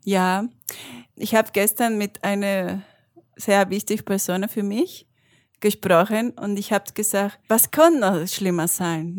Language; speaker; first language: German; non-native, learner; Spanish